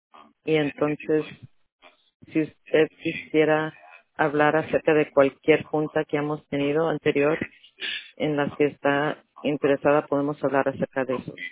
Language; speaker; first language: Spanish; early bilingual, heritage; Spanish